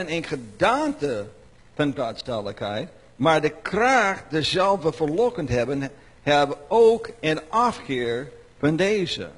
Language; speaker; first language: Dutch; non-native, learner; English